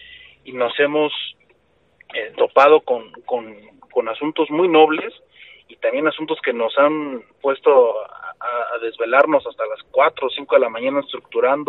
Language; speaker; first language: Spanish; native; Spanish